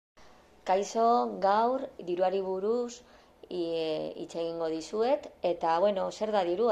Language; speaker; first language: Basque; non-native, local second language; Spanish